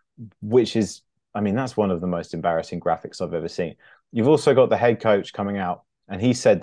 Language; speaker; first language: English; native; English